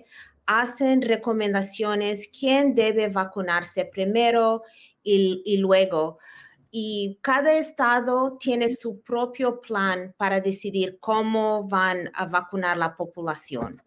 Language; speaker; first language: Spanish; early bilingual, heritage; Spanish